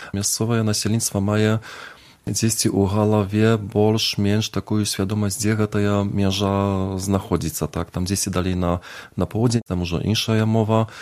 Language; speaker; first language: Belarusian; non-native, fluent; Polish